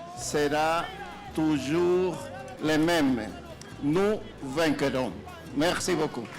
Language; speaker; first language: French; non-native, fluent; Spanish